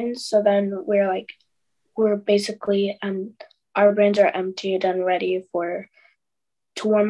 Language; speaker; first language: English; native; English